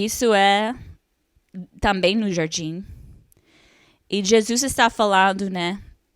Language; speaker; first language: Portuguese; non-native, fluent; English